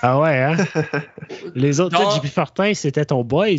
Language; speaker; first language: French; native; French